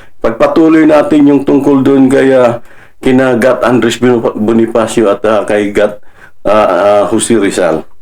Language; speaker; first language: Filipino; non-native, local second language; Cebuano